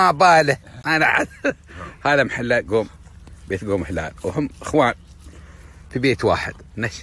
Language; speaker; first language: Arabic; native; Arabic